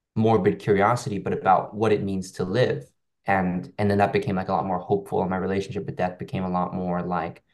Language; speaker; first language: English; non-native, local second language; Cantonese